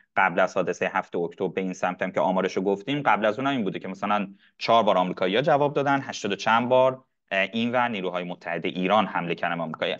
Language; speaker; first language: Persian; non-native, local second language; Arabic